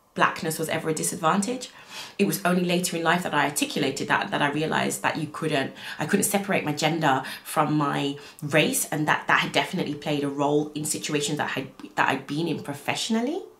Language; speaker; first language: English; native; English